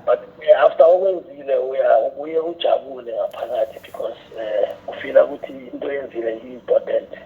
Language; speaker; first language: Zulu; non-native, local second language; South Ndebele